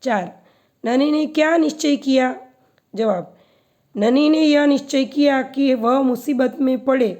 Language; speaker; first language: Hindi; non-native, local second language; Gujarati